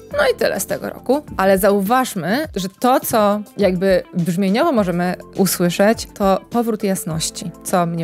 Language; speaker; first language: Polish; native; Polish